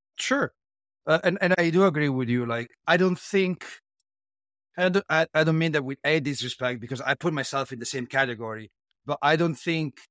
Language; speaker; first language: English; non-native, fluent; Italian